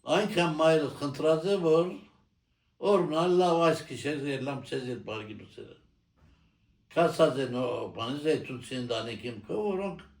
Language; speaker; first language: Armenian; native; Armenian